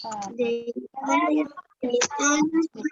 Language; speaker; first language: English; non-native, learner; Indonesian